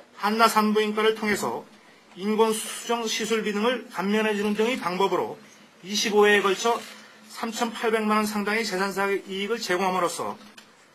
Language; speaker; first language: Korean; native; Korean